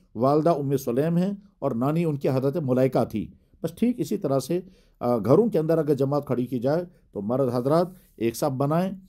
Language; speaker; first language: Urdu; non-native, local second language; Kashmiri